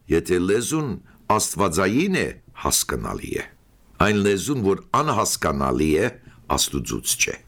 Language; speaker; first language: Armenian; early bilingual, heritage; Armenian